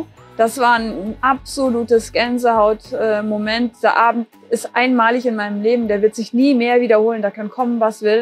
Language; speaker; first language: German; native; German